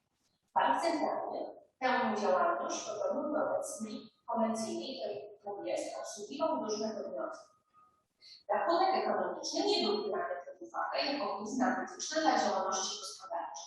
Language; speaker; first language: Polish; native; Polish